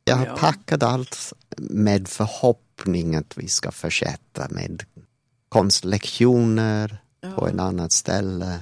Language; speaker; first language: Swedish; non-native, fluent; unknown